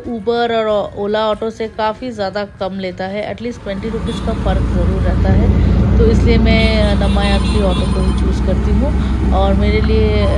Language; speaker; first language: Hindi; non-native, local second language; Bangla